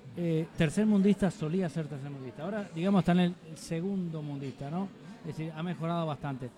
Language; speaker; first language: Spanish; native; Spanish